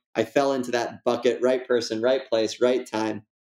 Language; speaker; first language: English; native; English